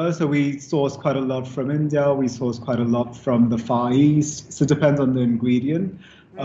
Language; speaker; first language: English; non-native, local second language; Hindi